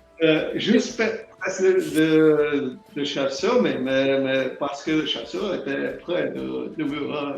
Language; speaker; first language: French; non-native, learner; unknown